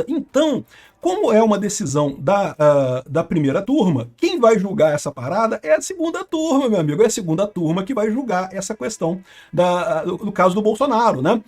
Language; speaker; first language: Portuguese; native; Portuguese